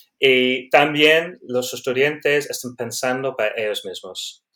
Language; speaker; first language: Spanish; non-native, learner; English